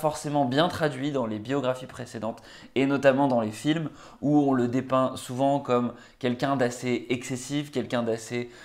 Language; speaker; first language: French; native; French